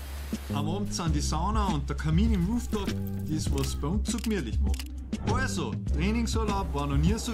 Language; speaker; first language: German; native; German